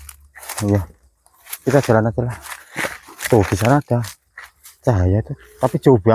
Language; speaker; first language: Indonesian; native; Indonesian